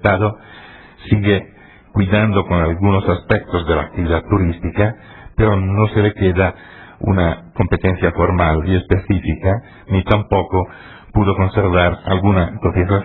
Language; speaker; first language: Spanish; non-native, fluent; Italian